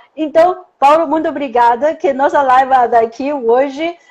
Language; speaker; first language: Portuguese; non-native, fluent; Chinese